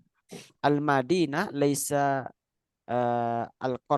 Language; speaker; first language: Arabic; non-native, fluent; Indonesian